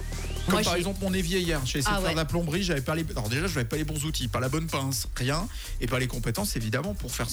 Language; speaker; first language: French; native; French